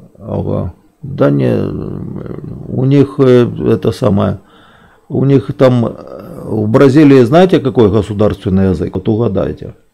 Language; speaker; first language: Russian; native; Russian